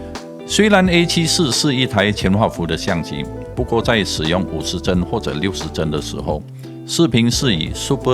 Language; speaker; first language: Chinese; native; Chinese